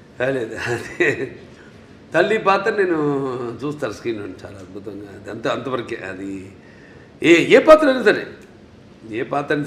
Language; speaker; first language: Telugu; native; Telugu